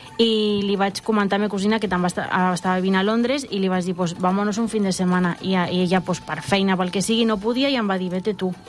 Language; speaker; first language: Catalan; non-native, local second language; Spanish